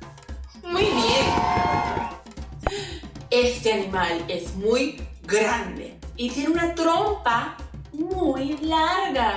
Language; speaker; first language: Spanish; non-native, fluent; English